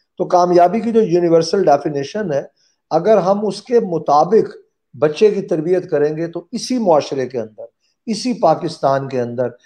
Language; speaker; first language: Urdu; non-native, local second language; Punjabi